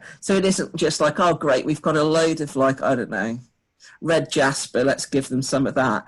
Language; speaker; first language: English; native; English